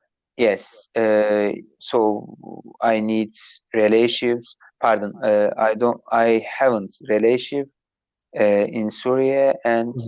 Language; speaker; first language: English; non-native, learner; Turkish